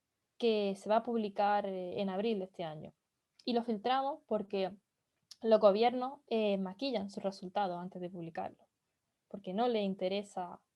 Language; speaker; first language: Spanish; native; Spanish